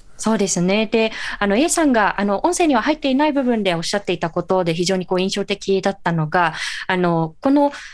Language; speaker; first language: Japanese; native; Japanese